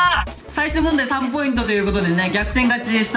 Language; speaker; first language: Japanese; native; Japanese